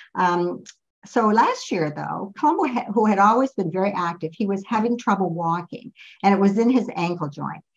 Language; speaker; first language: English; native; English